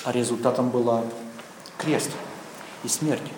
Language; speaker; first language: Czech; non-native, learner; Russian